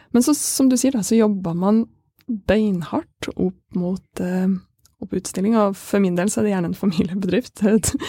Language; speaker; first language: Norwegian; native; Norwegian